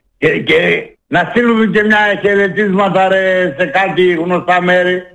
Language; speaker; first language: Greek; native; Greek